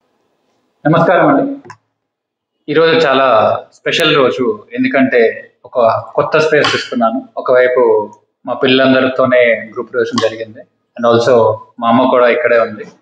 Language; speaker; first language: Telugu; native; Telugu